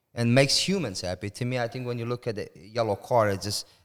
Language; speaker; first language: English; non-native, fluent; Persian